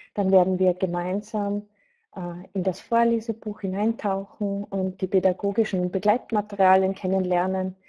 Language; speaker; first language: German; native; German